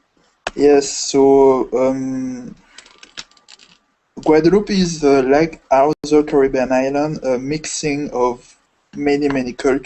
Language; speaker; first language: English; non-native, fluent; French